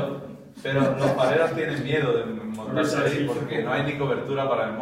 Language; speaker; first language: Spanish; native; Spanish